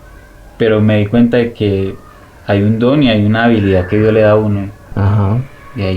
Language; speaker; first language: Spanish; native; Spanish